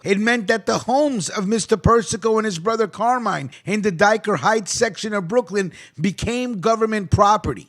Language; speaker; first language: English; native; English